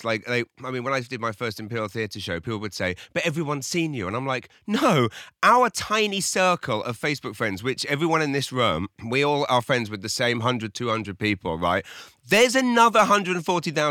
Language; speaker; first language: English; native; English